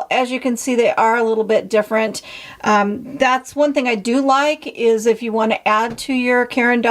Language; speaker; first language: English; native; English